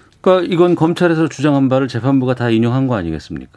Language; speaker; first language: Korean; native; Korean